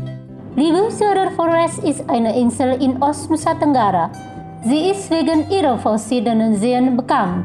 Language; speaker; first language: German; non-native, fluent; Indonesian